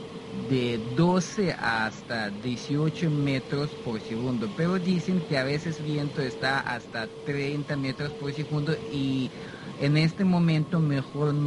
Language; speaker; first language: Spanish; non-native, fluent; Russian